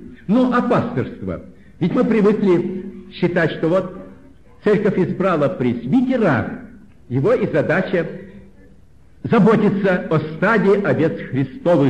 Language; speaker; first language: Russian; native; Russian